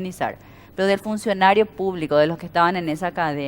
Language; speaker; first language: Spanish; native; Spanish